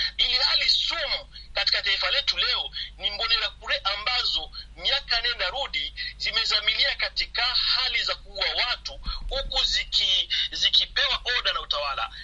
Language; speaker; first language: Swahili; non-native, local second language; Rundi